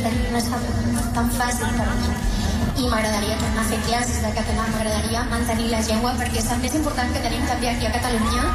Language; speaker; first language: Catalan; non-native, local second language; Spanish